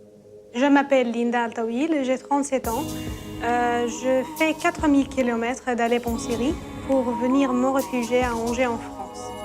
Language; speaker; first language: French; non-native, learner; Arabic